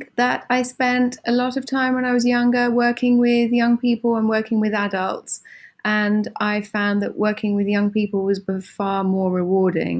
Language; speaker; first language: English; native; English